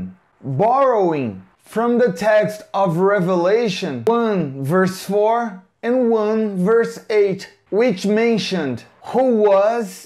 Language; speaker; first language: English; non-native, fluent; Portuguese